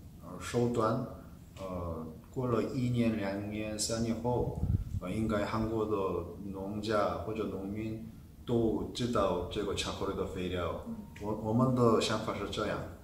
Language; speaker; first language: Chinese; non-native, fluent; Korean